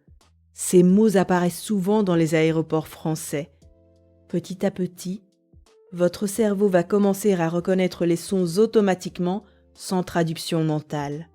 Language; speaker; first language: French; native; French